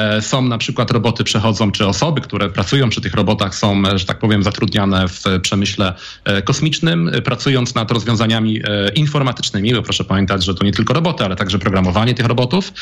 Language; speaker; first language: Polish; native; Polish